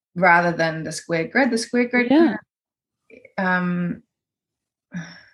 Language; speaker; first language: English; native; English